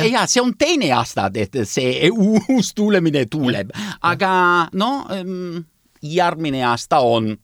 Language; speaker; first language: Estonian; non-native, learner; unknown